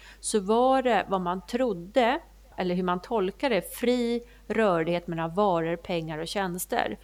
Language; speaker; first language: Swedish; native; Swedish